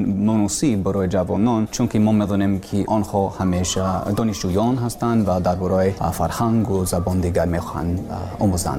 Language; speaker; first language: Persian; non-native, learner; English